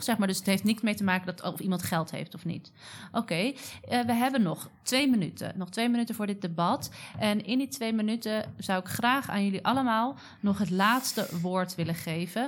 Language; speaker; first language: Dutch; native; Dutch